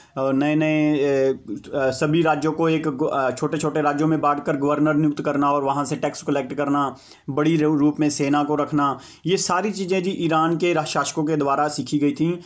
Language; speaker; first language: Hindi; non-native, local second language; Punjabi